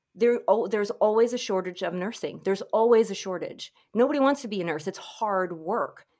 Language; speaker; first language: English; early bilingual, other home language; Filipino